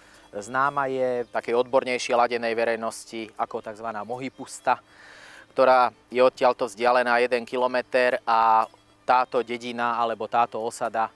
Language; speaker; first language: Slovak; native; Slovak